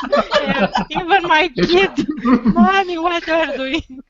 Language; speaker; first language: English; non-native, learner; Romanian